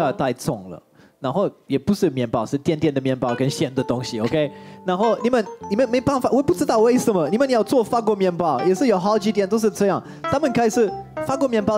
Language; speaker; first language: Chinese; non-native, fluent; French